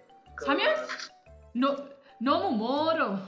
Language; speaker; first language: Korean; non-native, learner; Indonesian